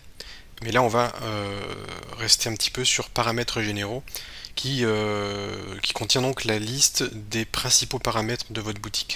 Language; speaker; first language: French; native; French